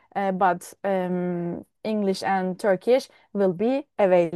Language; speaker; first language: English; non-native, fluent; Turkish